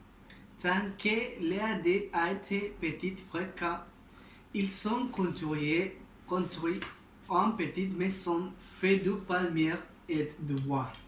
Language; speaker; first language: French; non-native, learner; Spanish